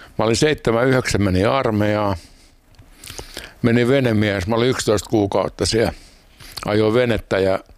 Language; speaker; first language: Finnish; native; Finnish